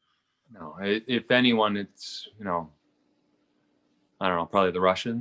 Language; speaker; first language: English; native; English